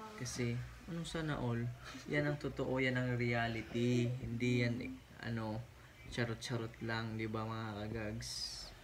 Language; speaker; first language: Filipino; non-native, local second language; Cebuano